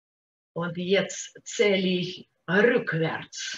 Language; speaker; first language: German; non-native, fluent; Russian